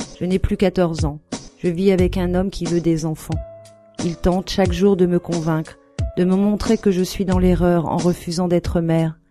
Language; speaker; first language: French; native; French